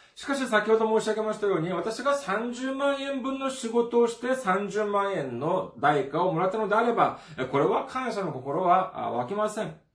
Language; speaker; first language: Japanese; non-native, fluent; Korean